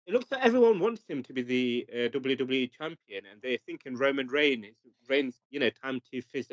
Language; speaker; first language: English; native; English